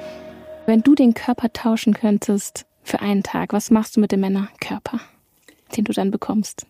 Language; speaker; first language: German; native; German